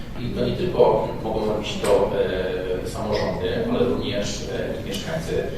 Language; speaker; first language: Polish; native; Polish